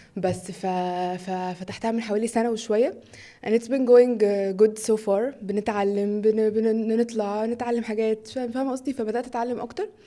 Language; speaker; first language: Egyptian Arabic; early bilingual, heritage; Arabic